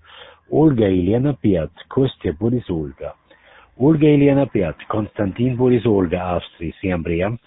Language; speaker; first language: Russian; non-native, learner; German